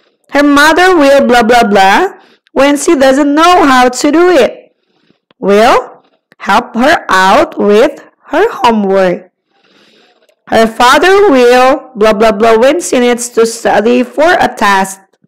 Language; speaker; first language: English; non-native, fluent; Indonesian